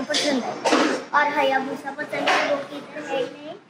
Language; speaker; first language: Hindi; non-native, local second language; Marathi